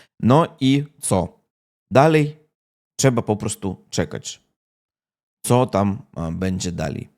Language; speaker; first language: Polish; non-native, learner; Russian